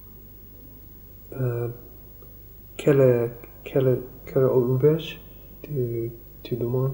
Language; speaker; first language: French; non-native, learner; Japanese